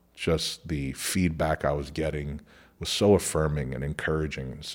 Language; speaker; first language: English; early bilingual, other home language; Spanish